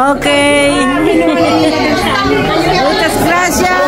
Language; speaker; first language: Spanish; non-native, fluent; Filipino